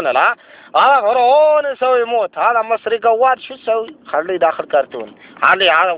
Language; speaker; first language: Arabic; non-native, learner; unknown